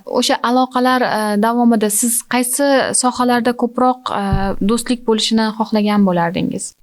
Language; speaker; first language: Uzbek; native; Uzbek